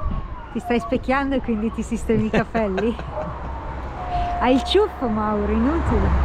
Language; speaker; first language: Italian; native; Italian